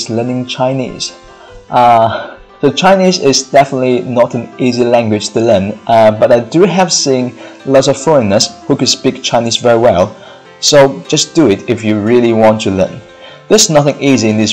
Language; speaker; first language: English; non-native, fluent; Chinese